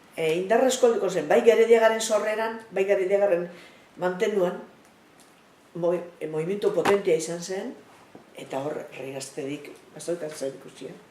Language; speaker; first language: Basque; native; Basque